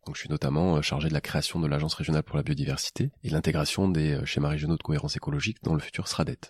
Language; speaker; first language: French; native; French